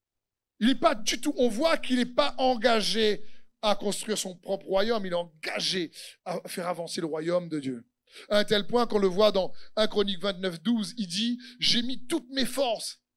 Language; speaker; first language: French; native; French